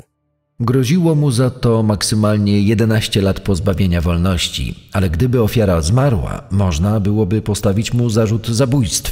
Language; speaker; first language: Polish; native; Polish